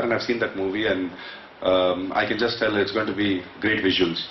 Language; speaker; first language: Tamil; non-native, local second language; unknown